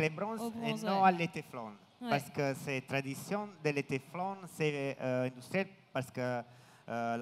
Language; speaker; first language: French; non-native, learner; Italian